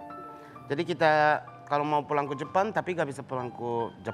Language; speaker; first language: Indonesian; non-native, learner; Japanese